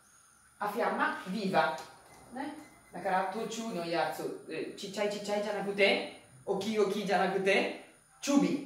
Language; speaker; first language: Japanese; non-native, learner; Italian